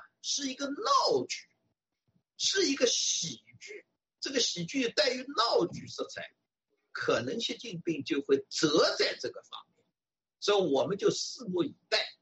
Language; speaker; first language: Chinese; native; Chinese